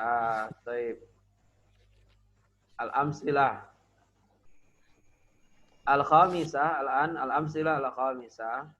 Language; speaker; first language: Arabic; non-native, fluent; Indonesian